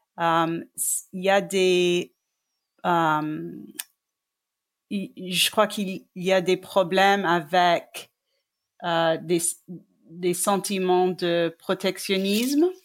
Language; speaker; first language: French; non-native, fluent; English